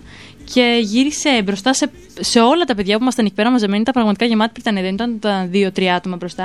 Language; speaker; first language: Greek; native; Greek